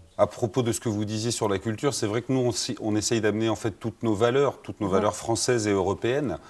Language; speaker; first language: French; native; French